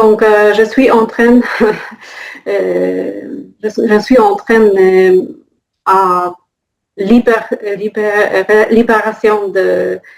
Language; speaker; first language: French; non-native, learner; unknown